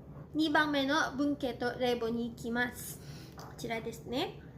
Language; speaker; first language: Japanese; non-native, fluent; Cebuano